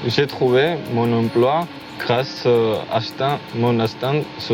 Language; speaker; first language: French; non-native, learner; Georgian